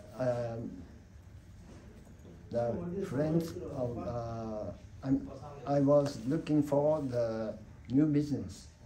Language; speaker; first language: English; non-native, learner; Japanese